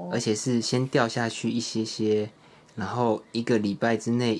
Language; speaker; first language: Chinese; native; Chinese